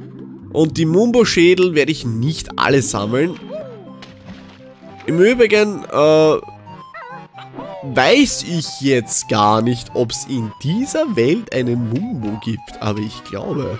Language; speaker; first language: German; native; German